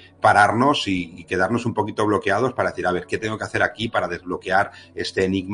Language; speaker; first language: Spanish; native; Spanish